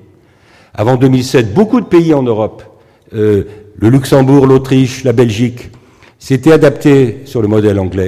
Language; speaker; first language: French; native; French